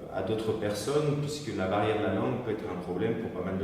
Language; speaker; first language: French; native; French